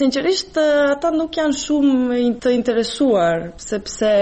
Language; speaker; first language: Albanian; non-native, fluent; Serbian